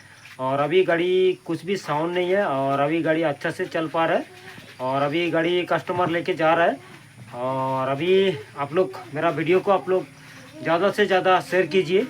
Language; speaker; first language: Hindi; non-native, local second language; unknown